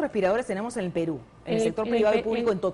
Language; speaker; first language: Spanish; native; Spanish